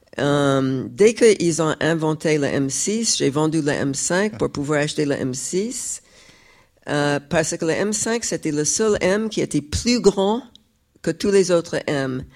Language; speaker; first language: French; non-native, fluent; English